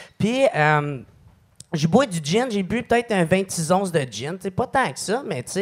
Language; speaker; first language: French; native; French